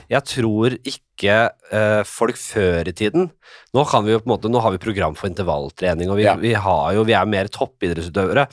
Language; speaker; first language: Norwegian; native; Norwegian